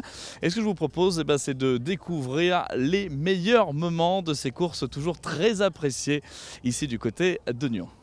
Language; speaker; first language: French; native; French